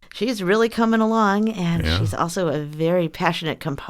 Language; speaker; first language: English; native; English